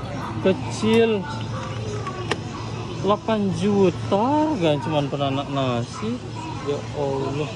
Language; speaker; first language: Indonesian; native; Indonesian